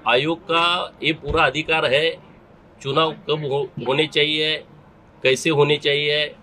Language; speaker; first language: Hindi; non-native, local second language; Marathi